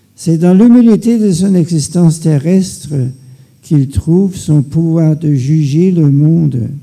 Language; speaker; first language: French; non-native, fluent; German